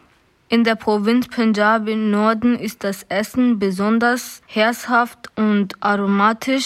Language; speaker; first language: German; non-native, learner; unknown